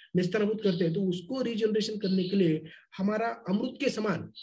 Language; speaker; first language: Hindi; non-native, local second language; Marathi